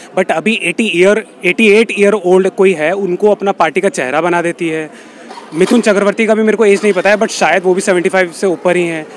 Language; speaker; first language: Hindi; native; Hindi